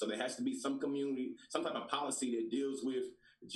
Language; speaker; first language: English; native; English